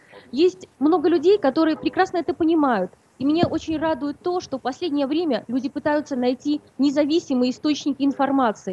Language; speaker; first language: Russian; native; Russian